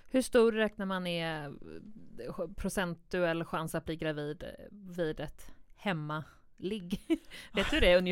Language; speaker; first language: Swedish; native; Swedish